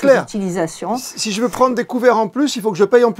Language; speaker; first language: French; native; French